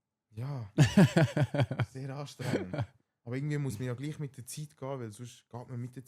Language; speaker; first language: German; native; German